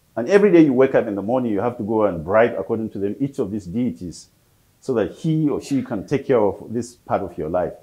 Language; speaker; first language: English; non-native, local second language; Hausa